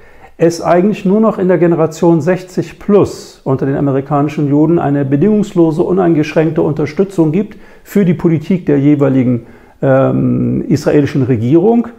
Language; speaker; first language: German; native; German